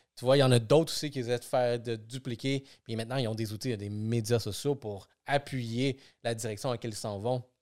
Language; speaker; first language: French; early bilingual, other home language; Spanish